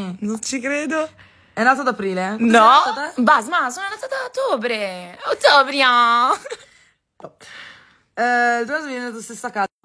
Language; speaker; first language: Italian; early bilingual, other home language; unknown